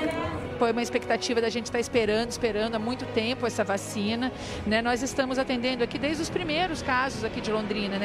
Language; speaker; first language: Portuguese; native; Portuguese